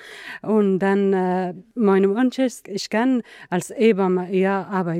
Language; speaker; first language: German; non-native, learner; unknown